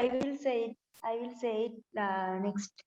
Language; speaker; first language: English; non-native, learner; Sinhala